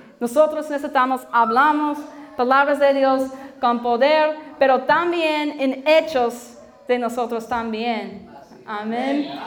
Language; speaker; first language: Spanish; non-native, learner; English